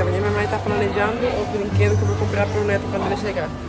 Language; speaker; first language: Portuguese; non-native, fluent; Spanish